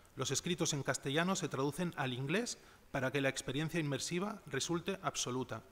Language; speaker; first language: Spanish; non-native, local second language; Catalan